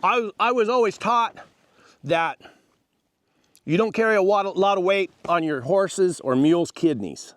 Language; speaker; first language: English; native; English